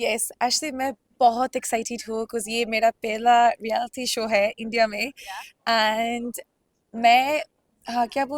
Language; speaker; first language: Hindi; non-native, learner; Punjabi